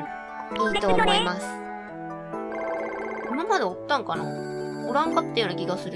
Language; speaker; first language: Japanese; native; Japanese